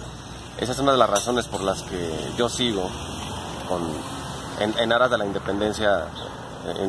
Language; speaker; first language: Spanish; native; Spanish